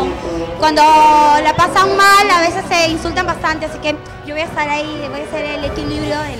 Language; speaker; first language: Spanish; native; Spanish